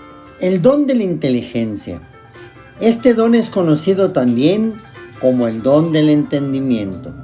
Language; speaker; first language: Spanish; native; Spanish